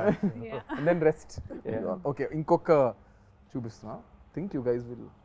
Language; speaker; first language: Telugu; native; Telugu